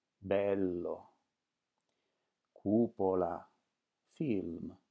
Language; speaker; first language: Italian; non-native, fluent; Lithuanian